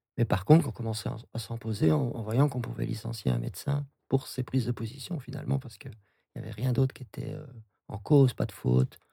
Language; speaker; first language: French; native; French